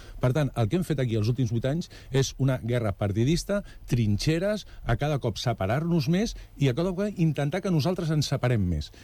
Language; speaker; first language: Catalan; native; Catalan